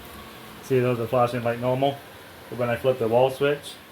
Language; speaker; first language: English; native; English